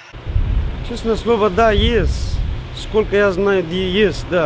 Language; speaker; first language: Russian; non-native, learner; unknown